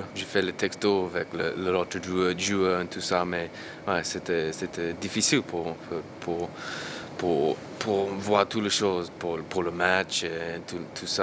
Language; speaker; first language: French; non-native, learner; English